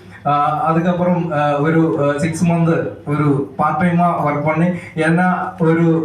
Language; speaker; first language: Tamil; non-native, learner; Malayalam